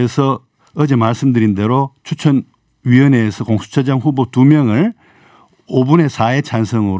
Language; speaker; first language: Korean; native; Korean